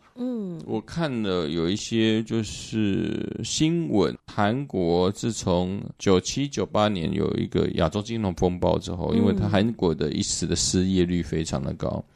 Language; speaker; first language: Chinese; native; Chinese